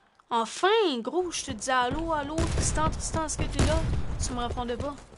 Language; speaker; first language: French; native; French